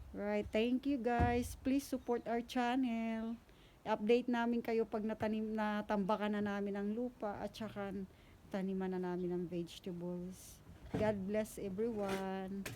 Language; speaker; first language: Filipino; native; Filipino